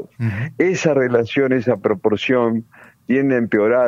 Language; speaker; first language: Spanish; native; Spanish